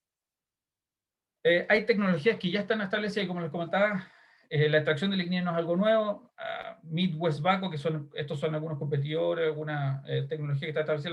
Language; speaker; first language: Spanish; native; Spanish